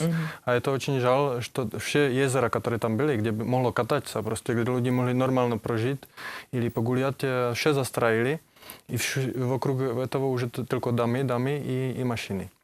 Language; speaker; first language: Russian; non-native, learner; Czech